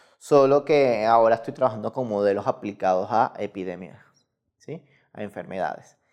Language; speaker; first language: Spanish; native; Spanish